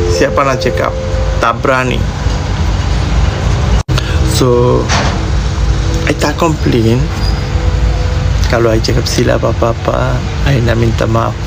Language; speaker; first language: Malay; non-native, learner; Bangla